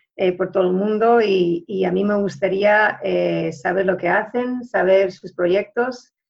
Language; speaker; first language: Spanish; early bilingual, heritage; Spanish